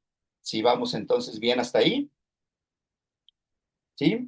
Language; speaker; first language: Spanish; native; Spanish